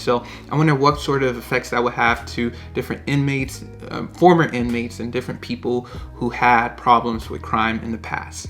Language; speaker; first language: English; native; English